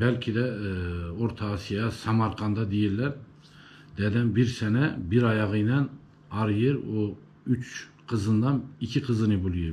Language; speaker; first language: Turkish; early bilingual, heritage; Turkish